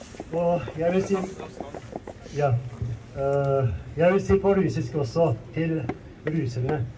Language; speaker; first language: Norwegian; non-native, fluent; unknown